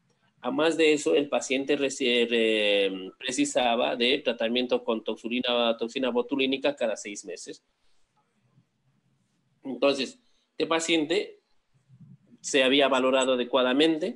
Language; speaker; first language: Spanish; native; Spanish